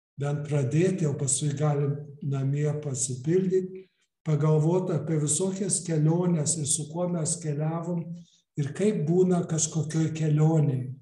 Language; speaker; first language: Lithuanian; early bilingual, heritage; English